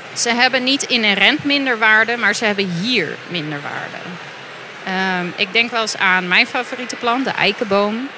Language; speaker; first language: Dutch; native; Dutch